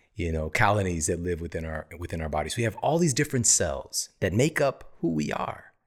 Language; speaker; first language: English; native; English